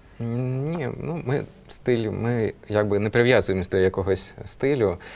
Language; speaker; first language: Ukrainian; non-native, local second language; Russian